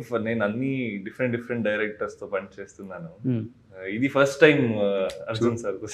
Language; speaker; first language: Telugu; non-native, fluent; Kannada